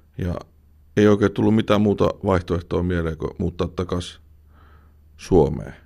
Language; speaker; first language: Finnish; native; Finnish